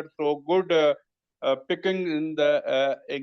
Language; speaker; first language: English; non-native, learner; Urdu